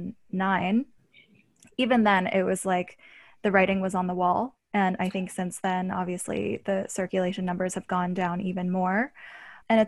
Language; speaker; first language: English; native; English